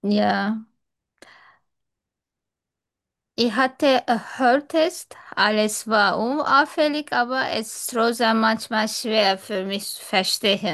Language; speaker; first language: German; non-native, fluent; Turkish